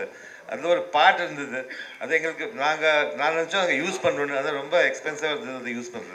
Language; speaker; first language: Tamil; early bilingual, other home language; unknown